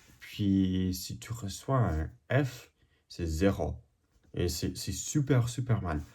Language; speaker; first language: French; non-native, learner; English